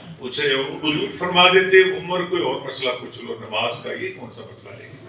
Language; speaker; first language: Urdu; non-native, local second language; Punjabi